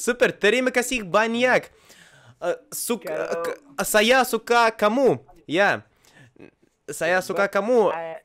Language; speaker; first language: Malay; non-native, learner; Russian